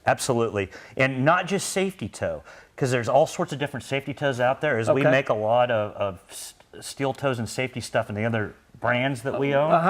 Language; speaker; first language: English; native; English